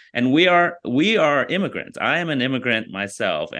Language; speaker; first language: English; early bilingual, other home language; Vietnamese